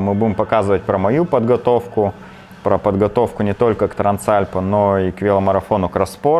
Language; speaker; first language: Russian; native; Russian